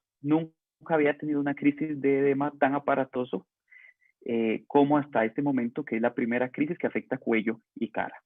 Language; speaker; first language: Spanish; native; Spanish